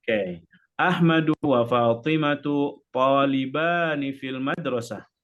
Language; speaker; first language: Arabic; non-native, fluent; Indonesian